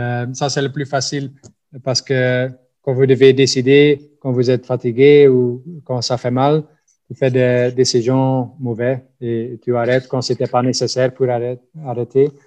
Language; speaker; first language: French; non-native, local second language; Dutch